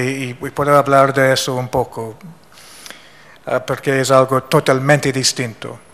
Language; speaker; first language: Spanish; non-native, fluent; English